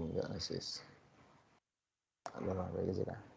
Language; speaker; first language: English; non-native, learner; Vietnamese